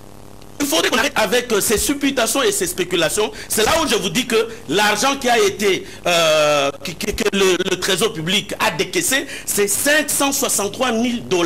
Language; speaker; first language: French; non-native, local second language; Lingala